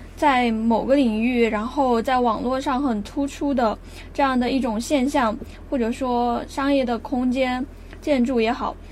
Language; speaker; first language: Chinese; non-native, fluent; Japanese